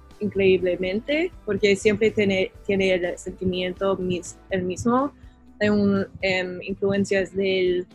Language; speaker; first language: Spanish; non-native, learner; English